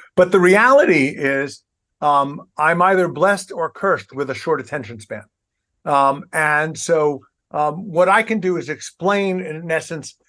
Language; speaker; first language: English; native; English